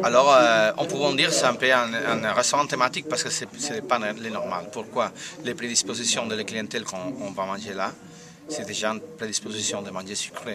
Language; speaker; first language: French; non-native, learner; Spanish